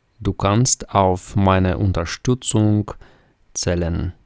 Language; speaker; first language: German; non-native, fluent; Ukrainian